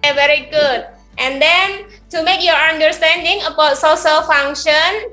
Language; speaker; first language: English; non-native, learner; Indonesian